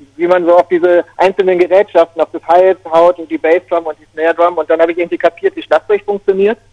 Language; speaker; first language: German; native; German